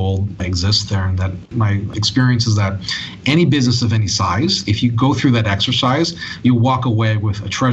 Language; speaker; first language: English; native; English